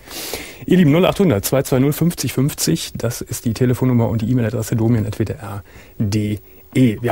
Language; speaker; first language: German; native; German